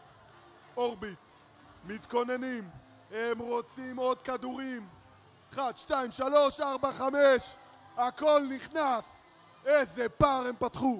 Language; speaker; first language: Hebrew; native; Hebrew